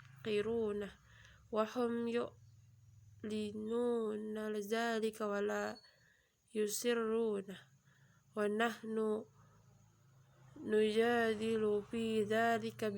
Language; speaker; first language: Arabic; non-native, learner; Indonesian